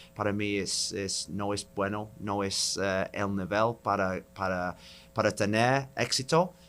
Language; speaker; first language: Spanish; non-native, learner; English